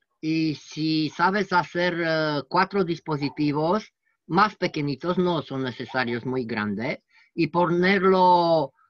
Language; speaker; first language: Spanish; non-native, learner; French